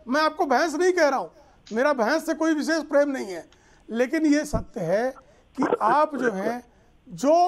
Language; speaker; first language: Hindi; native; Hindi